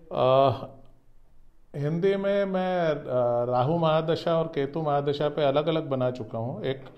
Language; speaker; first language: Hindi; native; Hindi